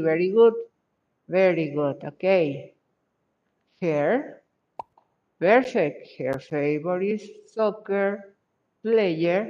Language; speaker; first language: English; non-native, fluent; Spanish